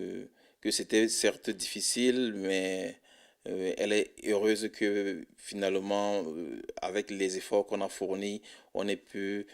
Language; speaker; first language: French; non-native, fluent; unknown